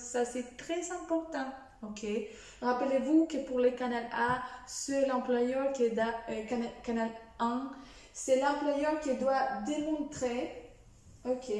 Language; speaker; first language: French; non-native, fluent; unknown